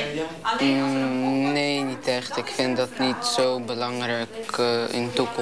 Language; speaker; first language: Dutch; early bilingual, other home language; Ukrainian